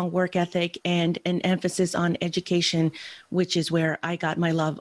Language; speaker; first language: English; early bilingual, other home language; Spanish